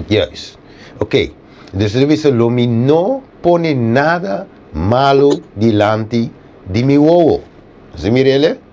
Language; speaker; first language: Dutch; non-native, local second language; Papiamento